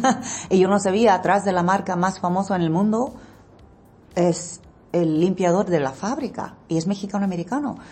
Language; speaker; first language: Spanish; non-native, learner; English